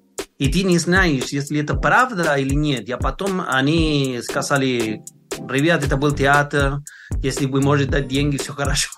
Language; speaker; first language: Russian; non-native, learner; Spanish